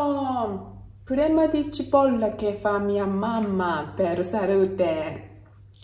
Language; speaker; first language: Italian; non-native, learner; Japanese